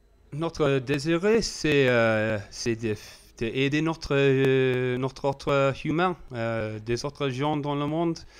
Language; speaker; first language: French; non-native, learner; English